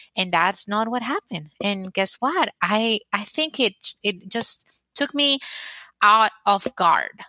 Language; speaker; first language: English; non-native, fluent; Spanish